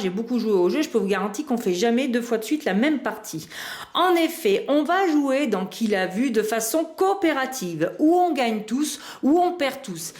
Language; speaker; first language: French; native; French